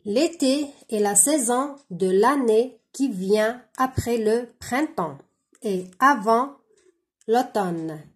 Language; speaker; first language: French; non-native, local second language; Arabic